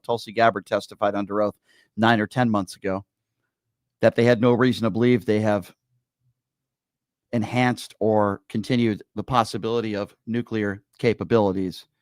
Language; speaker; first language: English; native; English